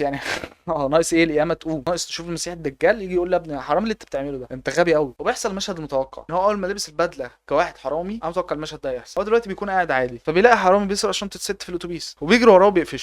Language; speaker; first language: Arabic; native; Arabic